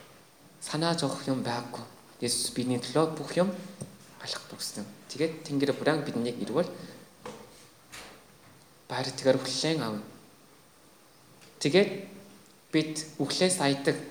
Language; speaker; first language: Mongolian; non-native, fluent; Korean